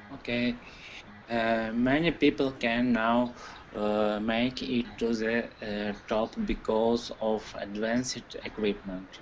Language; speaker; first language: English; non-native, learner; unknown